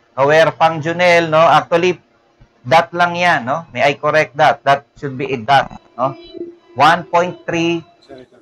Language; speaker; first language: English; non-native, local second language; Filipino